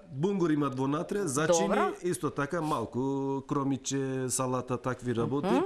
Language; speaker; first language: Macedonian; non-native, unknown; Turkish